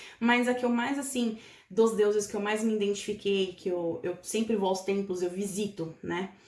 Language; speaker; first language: Portuguese; native; Portuguese